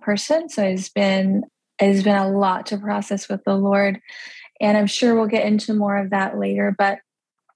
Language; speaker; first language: English; early bilingual, other home language; Pennsylvania German